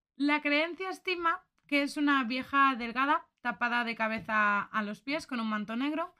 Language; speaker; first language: Spanish; native; Spanish